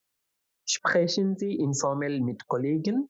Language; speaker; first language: German; non-native, fluent; Bangla